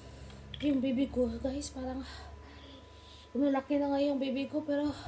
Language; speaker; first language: Filipino; native; Filipino